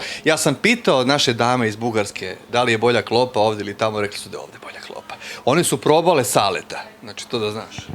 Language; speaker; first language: Bosnian; native; Bosnian